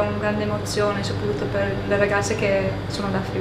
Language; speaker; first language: Italian; non-native, fluent; English